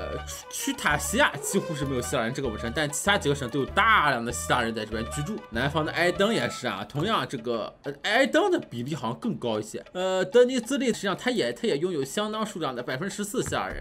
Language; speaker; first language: Chinese; native; Chinese